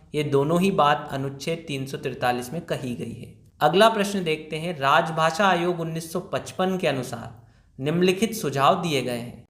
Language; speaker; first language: Hindi; native; Hindi